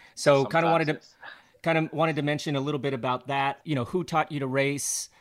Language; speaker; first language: English; native; English